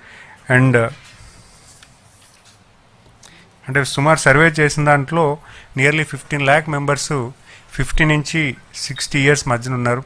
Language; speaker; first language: Telugu; native; Telugu